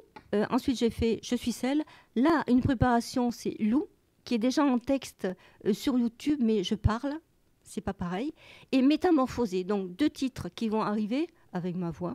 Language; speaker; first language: French; native; French